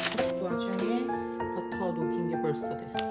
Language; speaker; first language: Korean; native; Korean